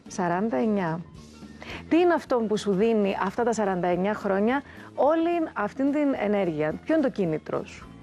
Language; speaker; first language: Greek; native; Greek